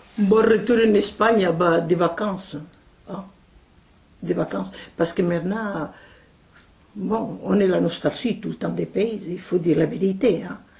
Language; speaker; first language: French; non-native, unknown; Spanish